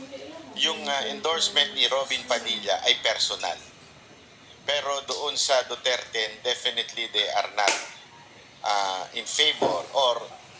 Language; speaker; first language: Filipino; non-native, local second language; Cebuano